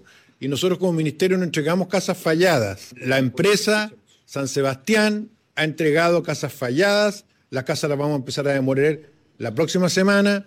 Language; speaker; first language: Spanish; native; Spanish